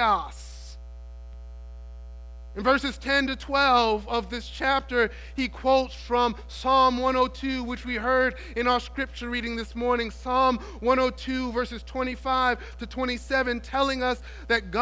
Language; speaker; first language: English; native; English